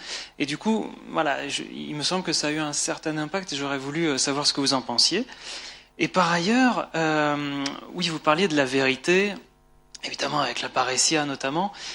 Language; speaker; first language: French; native; French